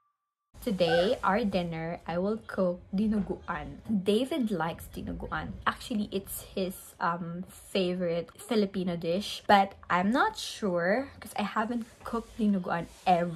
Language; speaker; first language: English; non-native, local second language; Filipino